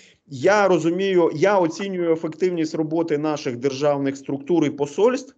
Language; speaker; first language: Ukrainian; native; Ukrainian